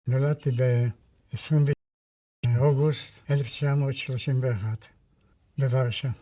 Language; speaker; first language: Hebrew; non-native, fluent; Yiddish